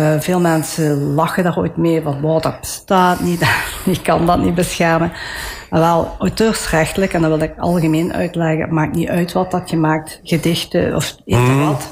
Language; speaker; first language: Dutch; early bilingual, other home language; Italian